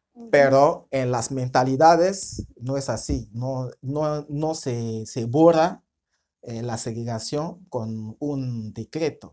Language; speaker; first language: Spanish; non-native, fluent; French